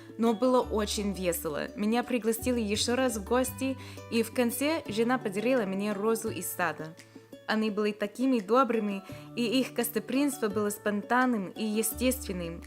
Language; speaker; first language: Russian; non-native, learner; English